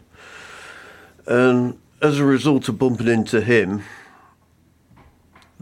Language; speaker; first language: English; native; English